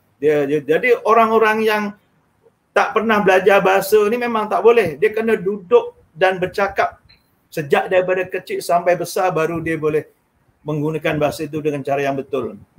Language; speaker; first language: Malay; non-native, local second language; Javanese